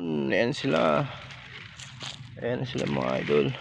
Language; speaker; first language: Filipino; non-native, local second language; Cebuano